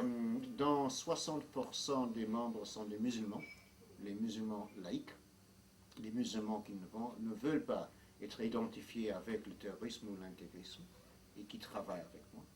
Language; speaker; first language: French; non-native, fluent; English